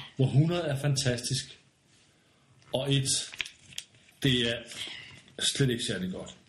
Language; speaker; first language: Danish; native; Danish